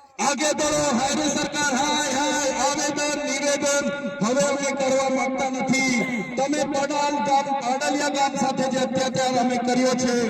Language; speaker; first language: Gujarati; non-native, local second language; Vasavi